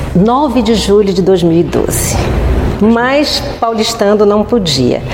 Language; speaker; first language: Portuguese; native; Portuguese